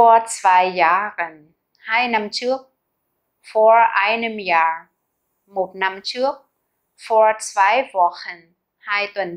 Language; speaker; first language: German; non-native, fluent; Vietnamese